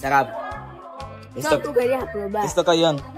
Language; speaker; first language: Filipino; non-native, learner; Spanish